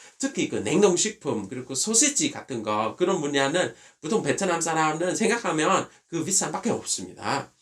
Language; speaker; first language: Korean; non-native, fluent; Vietnamese